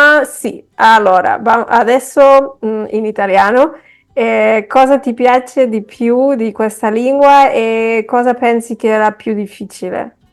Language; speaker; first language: Italian; non-native, fluent; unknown